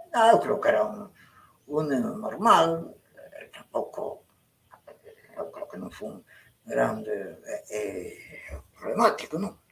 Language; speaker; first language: Galician; native; Galician